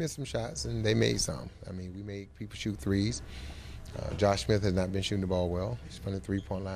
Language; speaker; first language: English; native; English